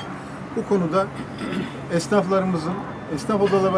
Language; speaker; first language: Turkish; native; Turkish